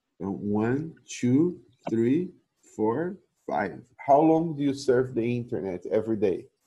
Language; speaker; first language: English; non-native, fluent; Portuguese